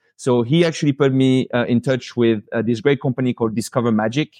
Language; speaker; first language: English; non-native, fluent; French